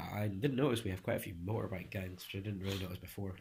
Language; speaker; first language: English; early bilingual, other home language; Hungarian